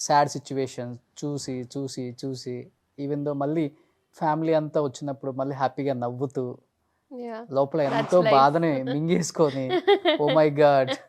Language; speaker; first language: Telugu; native; Telugu